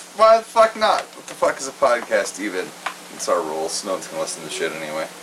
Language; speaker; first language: English; native; English